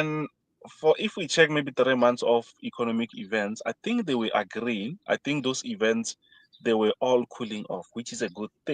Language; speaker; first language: English; non-native, fluent; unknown